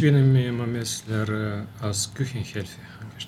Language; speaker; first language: German; non-native, local second language; Romanian